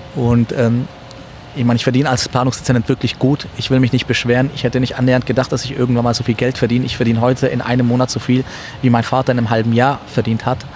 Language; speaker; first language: German; early bilingual, other home language; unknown